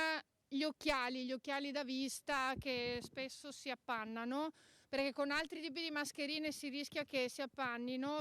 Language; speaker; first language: Italian; native; Italian